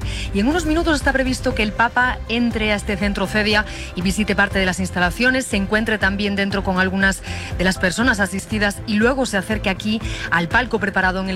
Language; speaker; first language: Spanish; native; Spanish